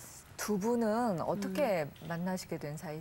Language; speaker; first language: Korean; native; Korean